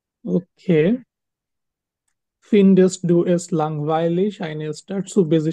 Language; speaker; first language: German; non-native, fluent; Bangla